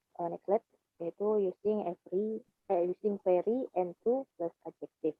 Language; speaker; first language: English; non-native, learner; Indonesian